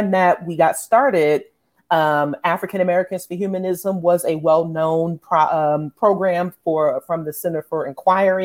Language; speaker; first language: English; native; English